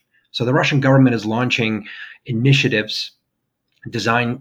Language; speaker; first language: English; non-native, fluent; Russian